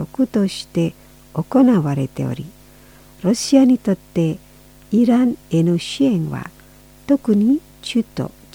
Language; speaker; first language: Japanese; non-native, fluent; Indonesian